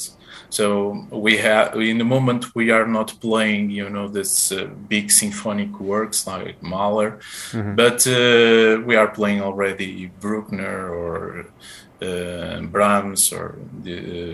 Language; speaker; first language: English; non-native, fluent; Portuguese